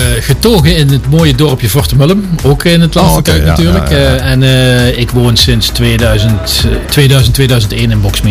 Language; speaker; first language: Dutch; native; Dutch